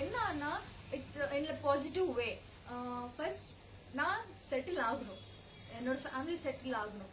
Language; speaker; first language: Tamil; non-native, learner; Telugu